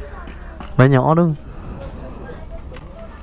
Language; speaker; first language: Malay; native; Malay